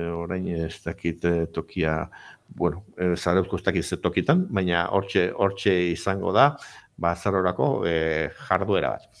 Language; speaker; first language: Basque; native; Basque